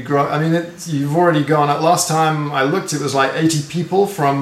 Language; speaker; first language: English; native; English